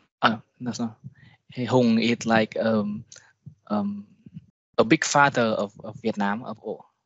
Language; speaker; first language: English; non-native, learner; Vietnamese